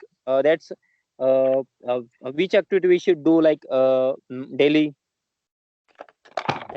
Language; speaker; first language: English; non-native, learner; Marathi